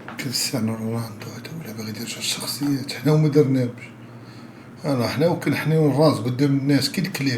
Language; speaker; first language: Arabic; native; Arabic